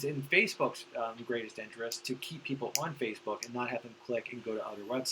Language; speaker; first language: English; native; English